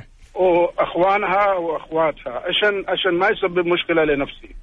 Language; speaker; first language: Arabic; non-native, learner; Urdu